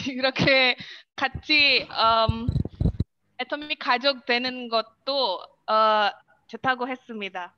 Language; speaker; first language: Korean; non-native, learner; Indonesian